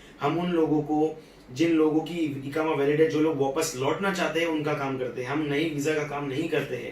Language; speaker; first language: Hindi; native; Hindi